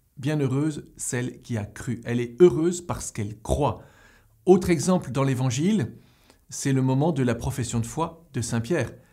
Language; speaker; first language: French; native; French